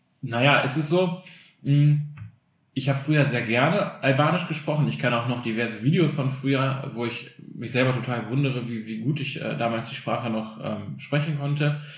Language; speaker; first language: German; early bilingual, other home language; Albanian